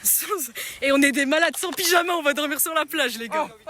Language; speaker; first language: French; native; French